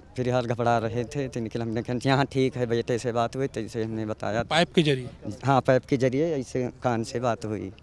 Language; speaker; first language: Hindi; native; Hindi